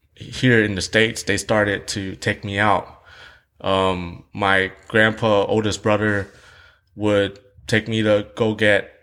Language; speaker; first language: English; early bilingual, other home language; Vietnamese